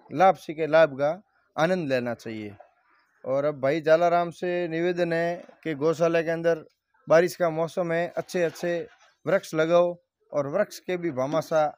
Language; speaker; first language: Hindi; native; Hindi